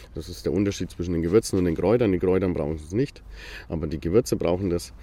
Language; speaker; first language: German; native; German